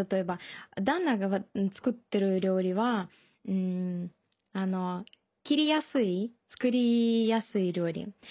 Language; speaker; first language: Japanese; non-native, learner; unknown